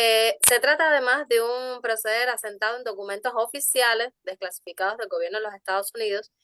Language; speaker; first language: Spanish; native; Spanish